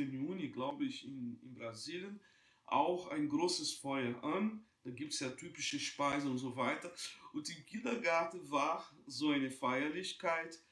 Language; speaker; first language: German; non-native, fluent; Portuguese